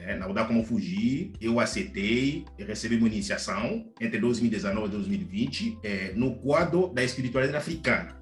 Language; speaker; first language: Portuguese; non-native, fluent; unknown